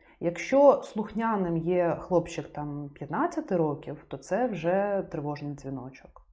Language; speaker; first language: Ukrainian; native; Ukrainian